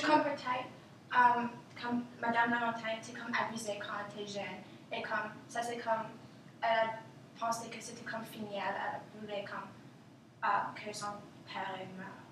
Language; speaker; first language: French; non-native, local second language; English